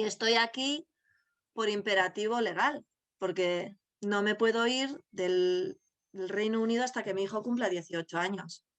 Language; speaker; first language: Spanish; non-native, local second language; Basque